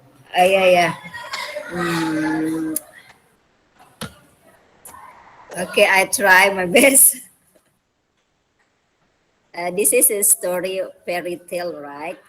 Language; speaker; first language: English; non-native, learner; Indonesian